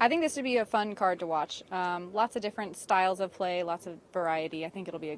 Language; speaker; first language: English; native; English